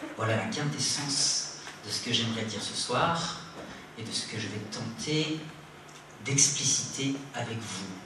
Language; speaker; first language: French; native; French